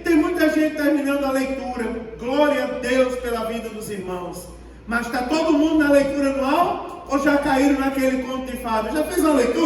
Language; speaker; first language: Portuguese; native; Portuguese